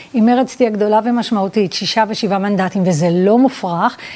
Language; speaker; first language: Hebrew; early bilingual, other home language; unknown